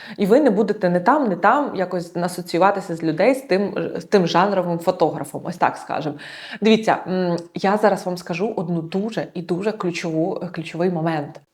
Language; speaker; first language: Ukrainian; non-native, local second language; Russian